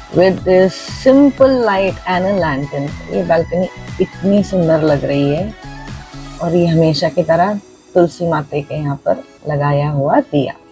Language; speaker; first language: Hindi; non-native, local second language; Marathi